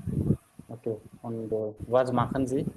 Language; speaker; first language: German; non-native, fluent; Hindi